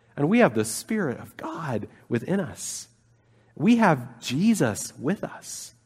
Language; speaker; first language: English; native; English